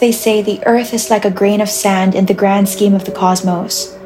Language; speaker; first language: English; non-native, local second language; Filipino